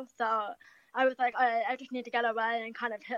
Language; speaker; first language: English; native; English